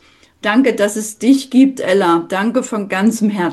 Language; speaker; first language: German; native; German